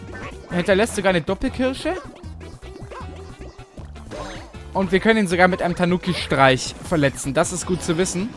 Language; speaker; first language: German; native; German